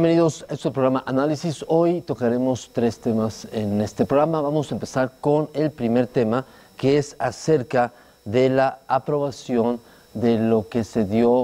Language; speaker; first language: Spanish; native; Spanish